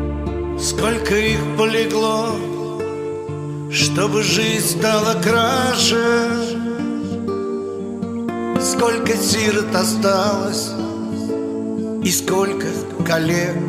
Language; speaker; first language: Russian; native; Russian